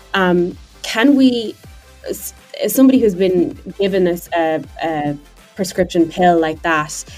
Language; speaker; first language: English; native; English